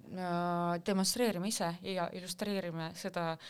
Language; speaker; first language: Estonian; non-native, local second language; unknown